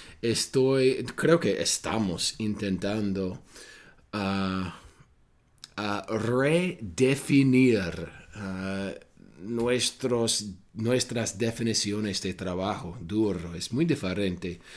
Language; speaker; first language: Spanish; non-native, fluent; English